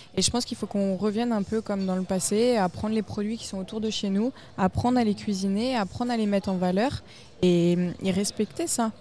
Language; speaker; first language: French; native; French